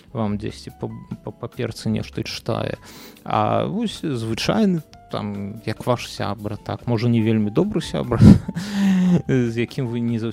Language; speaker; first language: Belarusian; non-native, local second language; Russian